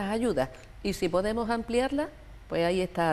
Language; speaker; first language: Spanish; native; Spanish